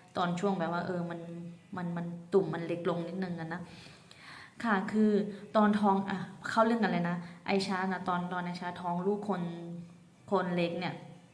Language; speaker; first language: Thai; native; Thai